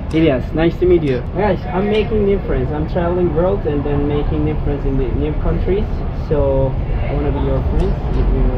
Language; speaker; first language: English; non-native, learner; Turkish